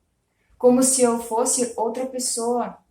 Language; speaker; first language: Portuguese; non-native, fluent; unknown